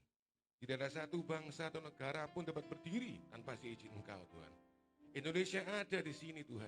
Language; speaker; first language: Indonesian; native; Indonesian